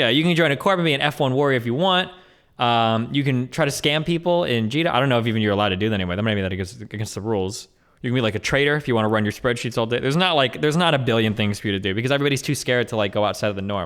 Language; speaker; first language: English; native; English